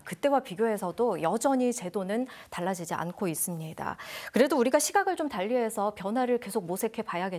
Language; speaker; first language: Korean; native; Korean